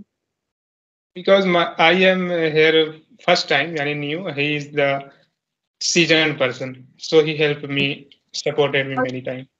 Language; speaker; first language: English; non-native, local second language; Hindi